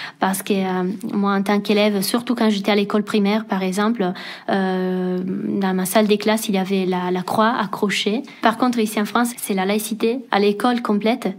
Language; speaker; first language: French; non-native, fluent; Italian